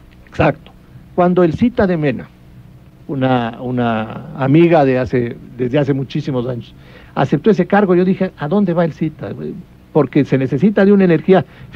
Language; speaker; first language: Spanish; native; Spanish